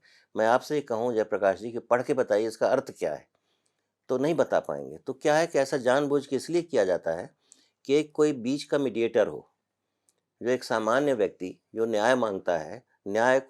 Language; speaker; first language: Hindi; native; Hindi